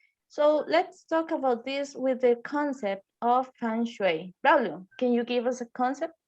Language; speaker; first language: English; non-native, fluent; Spanish